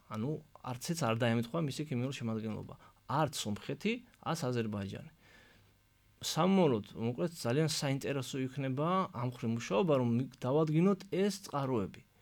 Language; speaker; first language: Georgian; native; Georgian